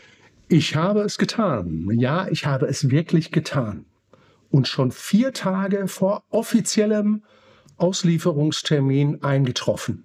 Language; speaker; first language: German; native; German